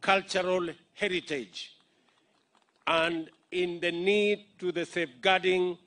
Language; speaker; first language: English; non-native, local second language; Kalenjin